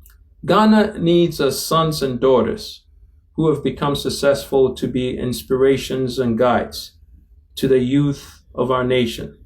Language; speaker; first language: English; non-native, local second language; Akan